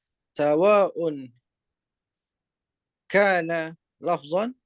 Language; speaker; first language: Arabic; non-native, fluent; Malay